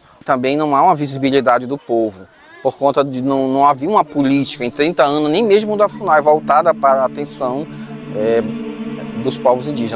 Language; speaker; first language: Portuguese; native; Portuguese